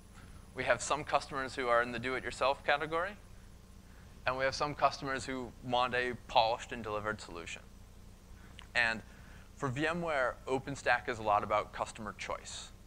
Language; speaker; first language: English; native; English